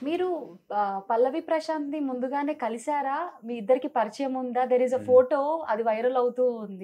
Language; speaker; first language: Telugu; native; Telugu